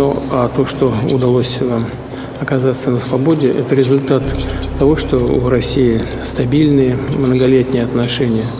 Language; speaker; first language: Russian; native; Russian